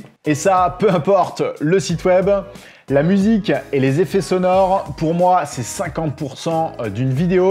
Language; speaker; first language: French; native; French